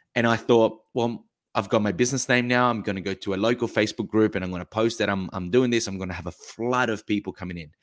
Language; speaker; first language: English; early bilingual, other home language; Italian